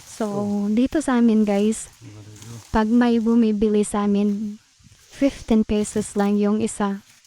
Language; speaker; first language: Filipino; non-native, local second language; Cebuano